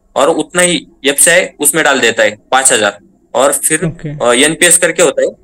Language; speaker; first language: Hindi; non-native, local second language; Marathi